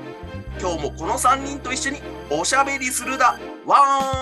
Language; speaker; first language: Japanese; native; Japanese